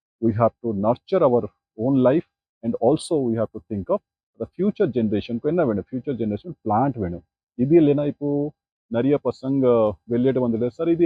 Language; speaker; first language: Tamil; non-native, learner; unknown